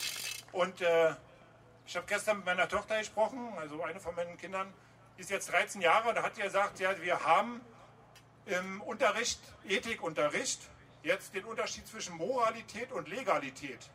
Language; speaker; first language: German; native; German